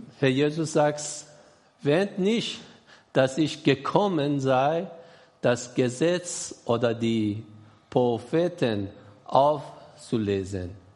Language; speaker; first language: German; non-native, learner; Persian